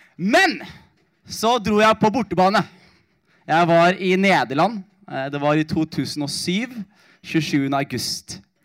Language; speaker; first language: Norwegian; early bilingual, other home language; Somali